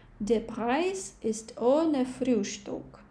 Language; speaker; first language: German; non-native, fluent; Ukrainian